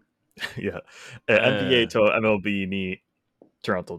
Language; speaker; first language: Japanese; non-native, learner; English